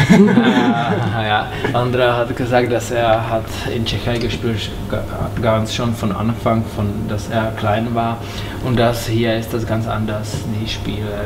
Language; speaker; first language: German; non-native, fluent; Czech